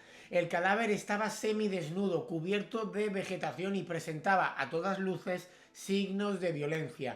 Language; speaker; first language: Spanish; native; Spanish